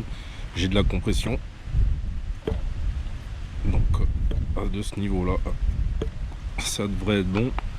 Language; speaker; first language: French; native; French